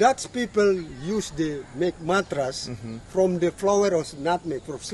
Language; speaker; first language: English; non-native, learner; Indonesian